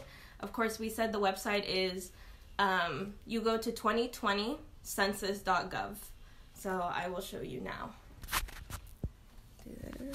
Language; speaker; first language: English; early bilingual, other home language; Arabic